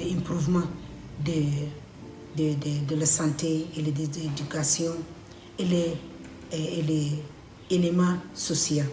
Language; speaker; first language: French; non-native, learner; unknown